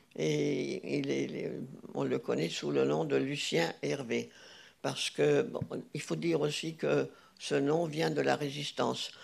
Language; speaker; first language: French; non-native, fluent; Hungarian